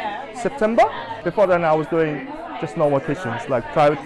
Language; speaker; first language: English; non-native, fluent; Mongolian